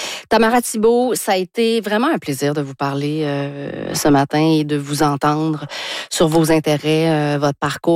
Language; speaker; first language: French; native; French